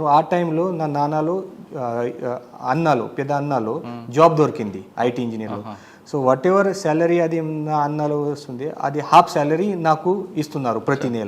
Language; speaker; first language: Telugu; non-native, fluent; Marathi